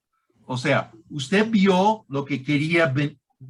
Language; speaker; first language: Spanish; non-native, fluent; English